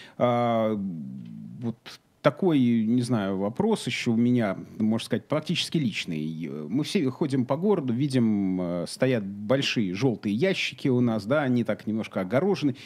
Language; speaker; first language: Russian; native; Russian